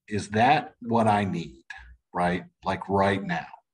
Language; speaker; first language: English; native; English